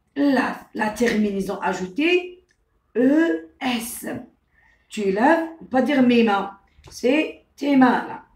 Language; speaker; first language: French; non-native, local second language; Arabic